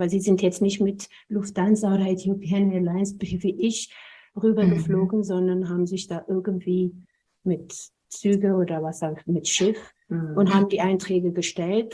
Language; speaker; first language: German; non-native, fluent; Amharic